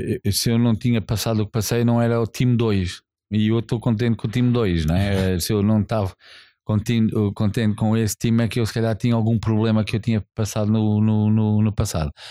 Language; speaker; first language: Portuguese; non-native, fluent; English